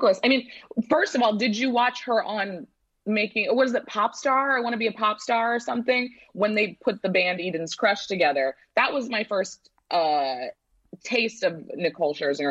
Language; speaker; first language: English; native; English